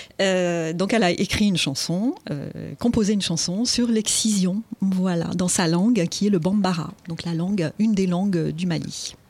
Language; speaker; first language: French; native; French